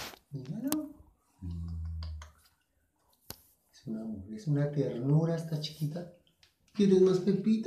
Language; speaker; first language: Spanish; native; Spanish